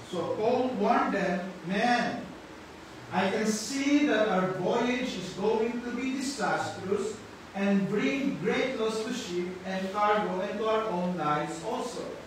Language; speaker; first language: English; non-native, local second language; Filipino